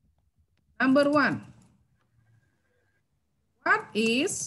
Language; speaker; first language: English; non-native, fluent; Indonesian